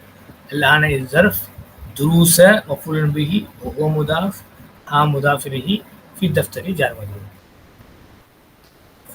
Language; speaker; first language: Arabic; non-native, fluent; Tamil